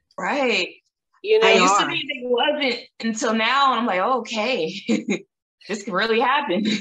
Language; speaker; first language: English; native; English